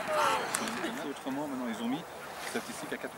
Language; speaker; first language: French; native; French